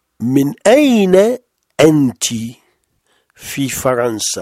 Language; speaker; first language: Arabic; non-native, fluent; French